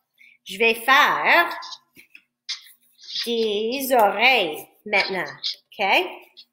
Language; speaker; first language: French; non-native, fluent; English